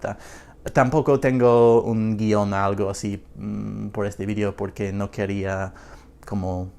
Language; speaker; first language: Spanish; non-native, fluent; English